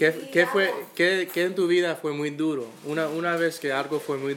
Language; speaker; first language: Spanish; early bilingual, heritage; Spanish